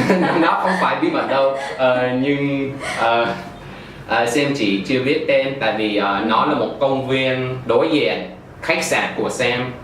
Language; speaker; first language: Vietnamese; non-native, fluent; English